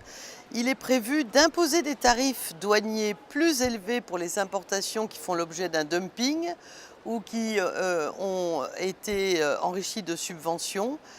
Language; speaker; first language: French; native; French